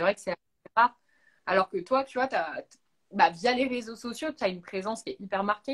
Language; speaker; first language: French; native; French